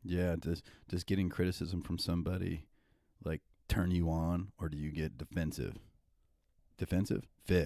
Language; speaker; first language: English; native; English